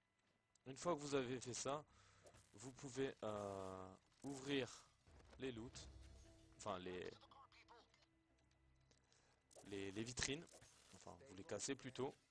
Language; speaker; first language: French; native; French